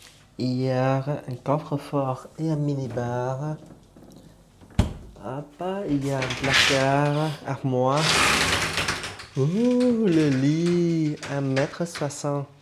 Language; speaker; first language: French; non-native, fluent; Vietnamese